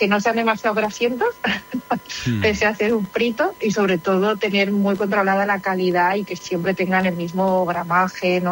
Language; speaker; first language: Spanish; native; Spanish